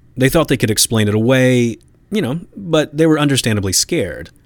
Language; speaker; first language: English; native; English